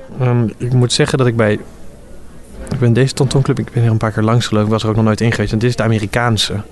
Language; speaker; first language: Dutch; native; Dutch